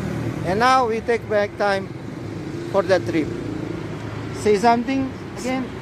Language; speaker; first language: English; non-native, learner; Indonesian